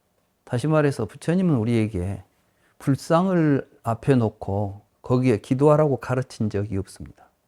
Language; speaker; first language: Korean; native; Korean